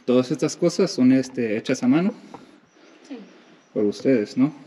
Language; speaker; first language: Spanish; non-native, learner; English